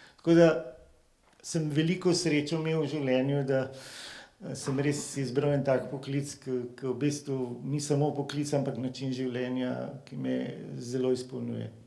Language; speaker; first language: Slovenian; native; Slovenian